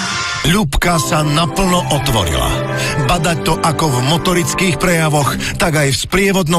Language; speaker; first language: Slovak; native; Slovak